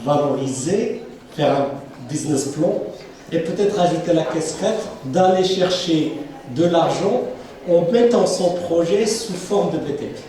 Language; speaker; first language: French; non-native, local second language; Arabic